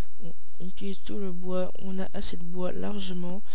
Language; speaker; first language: French; native; French